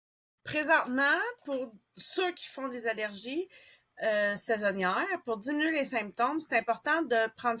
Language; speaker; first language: French; native; French